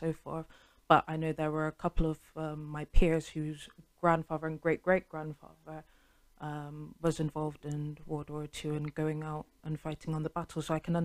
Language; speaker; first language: English; native; English